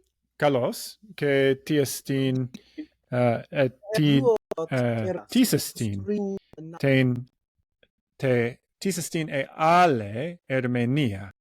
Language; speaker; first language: Greek; non-native, learner; English